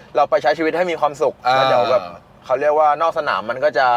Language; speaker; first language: Thai; native; Thai